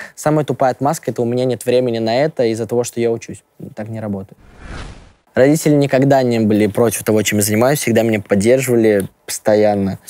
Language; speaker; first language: Russian; native; Russian